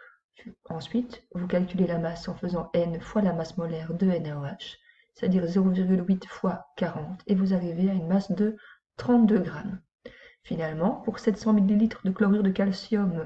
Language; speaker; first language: French; native; French